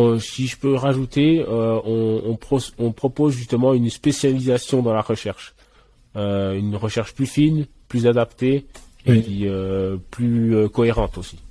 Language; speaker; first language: French; early bilingual, other home language; Haitian Creole